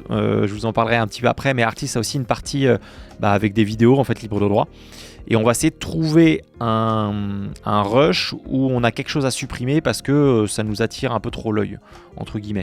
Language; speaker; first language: French; native; French